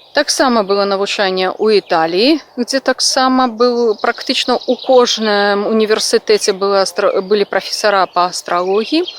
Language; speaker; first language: Belarusian; non-native, local second language; Russian